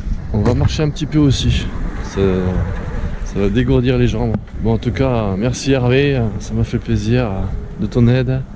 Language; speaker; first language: French; native; French